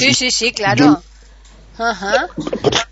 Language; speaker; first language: Spanish; native; Spanish